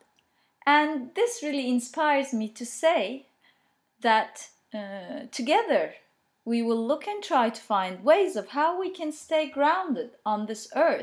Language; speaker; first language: English; non-native, fluent; Turkish